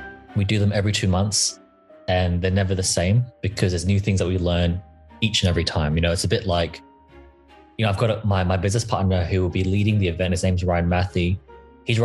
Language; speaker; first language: English; native; English